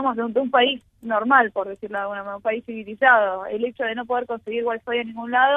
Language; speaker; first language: Spanish; native; Spanish